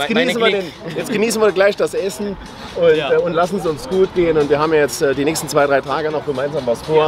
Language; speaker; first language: German; native; German